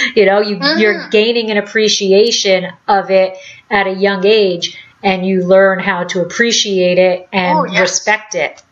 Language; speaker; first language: English; native; English